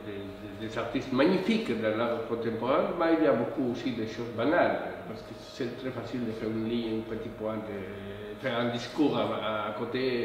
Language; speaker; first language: French; non-native, fluent; Spanish